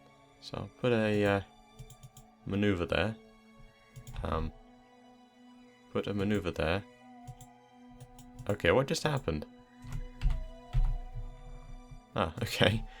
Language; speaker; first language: English; native; English